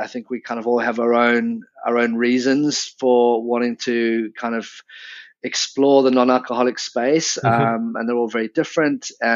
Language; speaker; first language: English; native; English